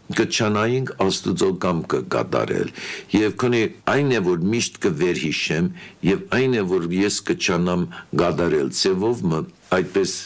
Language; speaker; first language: Armenian; early bilingual, heritage; Armenian